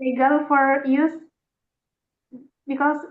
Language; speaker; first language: English; non-native, learner; Indonesian